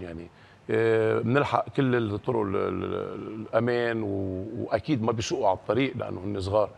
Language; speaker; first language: Arabic; native; Arabic